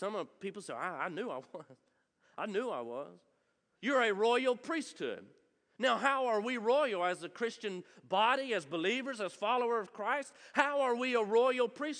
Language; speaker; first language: English; native; English